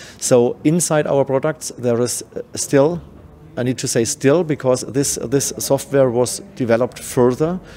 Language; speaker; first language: English; non-native, fluent; German